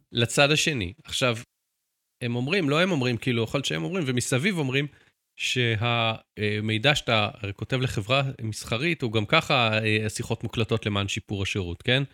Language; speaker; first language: Hebrew; native; Hebrew